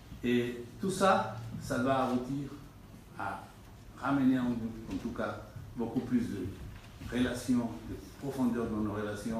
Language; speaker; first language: French; non-native, fluent; Spanish